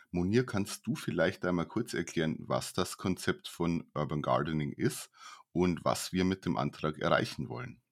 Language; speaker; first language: German; native; German